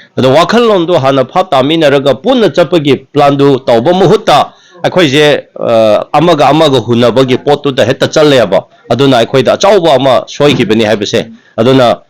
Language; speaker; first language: Manipuri; non-native, local second language; Tangkhul Naga (India)